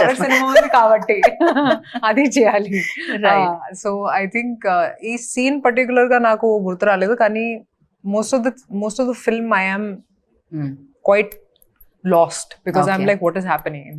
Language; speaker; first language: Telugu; non-native, fluent; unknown